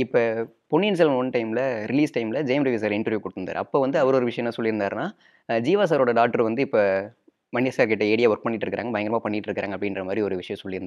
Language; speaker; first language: Tamil; native; Tamil